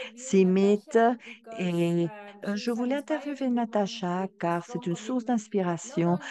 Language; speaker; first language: French; non-native, fluent; Portuguese